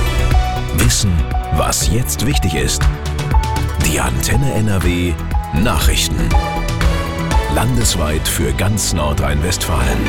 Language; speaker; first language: German; native; German